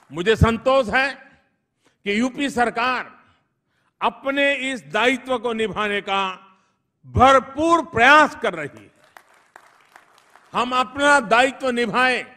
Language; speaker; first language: Hindi; non-native, local second language; Gujarati